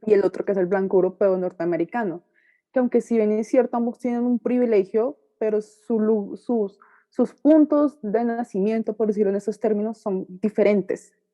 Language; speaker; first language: Spanish; native; Spanish